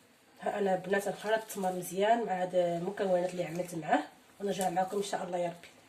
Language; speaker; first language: Arabic; native; Arabic